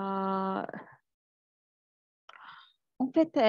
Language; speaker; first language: French; non-native, learner; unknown